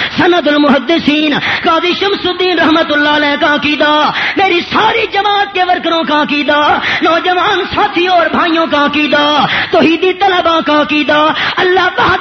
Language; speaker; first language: Urdu; non-native, local second language; Punjabi